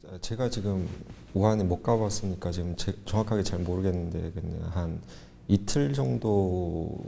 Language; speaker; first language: Korean; non-native, fluent; Chinese